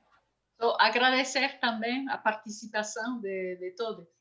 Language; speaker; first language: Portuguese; non-native, fluent; English